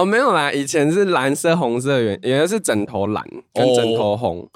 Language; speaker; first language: Chinese; native; Chinese